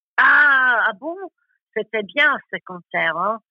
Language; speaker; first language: French; non-native, learner; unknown